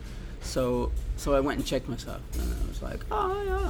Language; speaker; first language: English; native; English